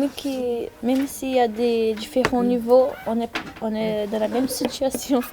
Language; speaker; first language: French; non-native, learner; Portuguese